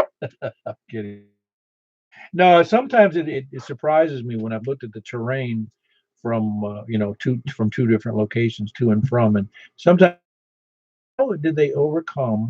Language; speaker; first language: English; native; English